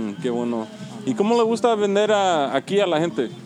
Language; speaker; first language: Spanish; early bilingual, heritage; Spanish